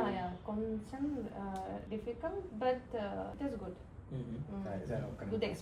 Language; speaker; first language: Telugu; non-native, learner; Hindi